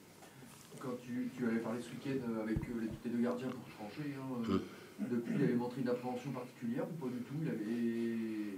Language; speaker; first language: French; native; French